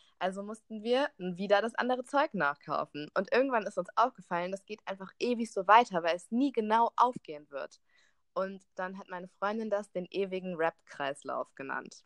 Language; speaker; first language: German; native; German